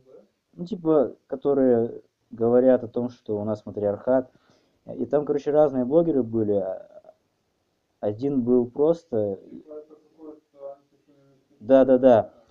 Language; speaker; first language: Russian; native; Russian